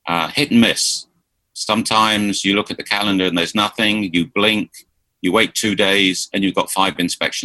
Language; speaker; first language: English; native; English